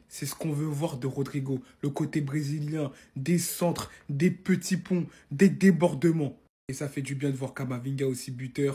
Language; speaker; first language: French; native; French